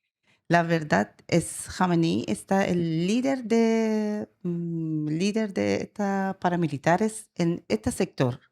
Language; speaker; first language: Spanish; non-native, learner; Persian